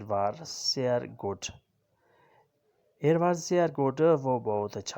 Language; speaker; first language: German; non-native, fluent; Urdu